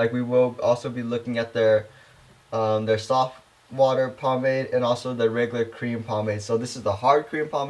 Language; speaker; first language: English; native; English